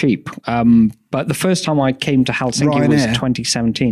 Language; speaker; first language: English; native; English